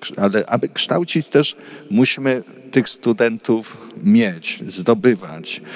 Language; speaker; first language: Polish; native; Polish